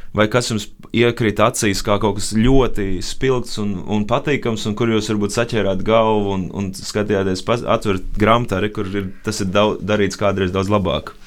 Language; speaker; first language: Latvian; native; Latvian